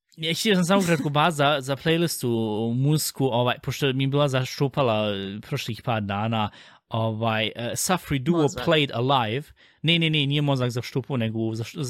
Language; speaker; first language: Bosnian; early bilingual, heritage; Bosnian